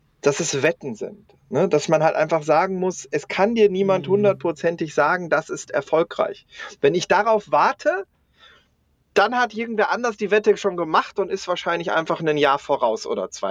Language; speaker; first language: German; native; German